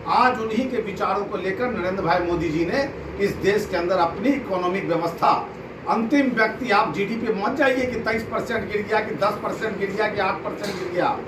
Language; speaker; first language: Hindi; native; Hindi